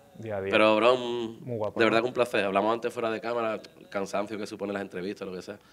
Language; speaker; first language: Spanish; native; Spanish